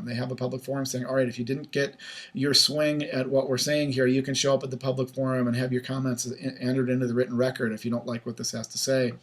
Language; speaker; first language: English; native; English